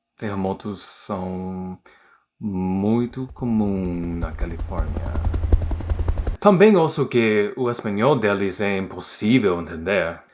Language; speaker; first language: Portuguese; non-native, learner; English